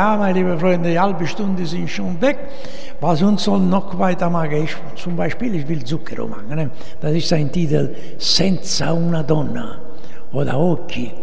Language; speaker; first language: German; non-native, fluent; Italian